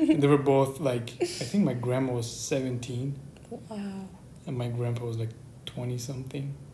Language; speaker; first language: English; non-native, fluent; Persian